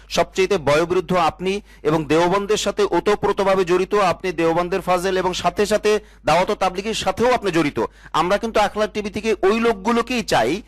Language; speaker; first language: Bangla; native; Bangla